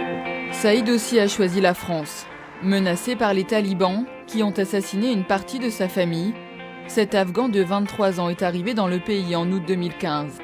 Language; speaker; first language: French; native; French